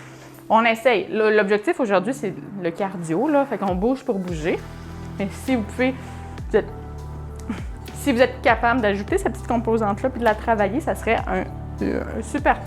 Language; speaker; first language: French; native; French